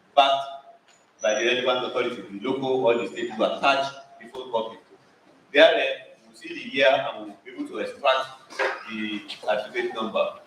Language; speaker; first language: English; non-native, local second language; Yoruba